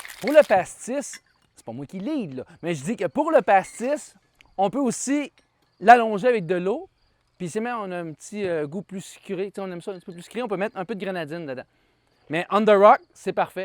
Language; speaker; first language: French; native; French